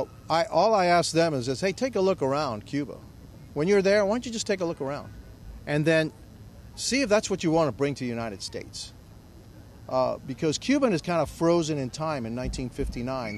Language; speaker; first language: English; early bilingual, other home language; Spanish